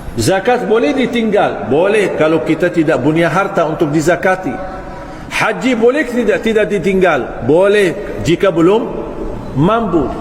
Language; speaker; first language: Malay; non-native, fluent; Arabic